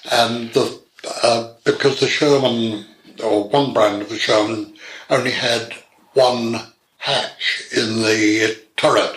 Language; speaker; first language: English; native; English